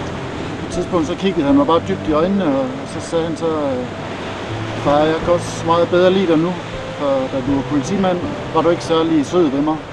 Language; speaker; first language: Danish; native; Danish